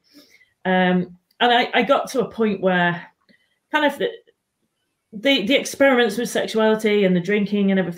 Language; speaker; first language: English; native; English